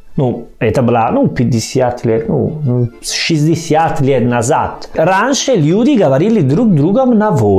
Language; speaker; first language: Russian; non-native, fluent; Italian